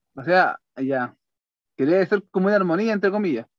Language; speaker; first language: Spanish; native; Spanish